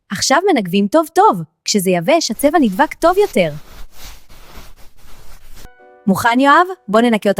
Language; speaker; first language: Hebrew; native; Hebrew